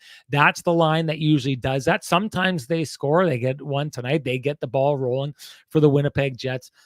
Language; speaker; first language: English; native; English